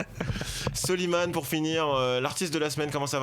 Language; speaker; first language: French; native; French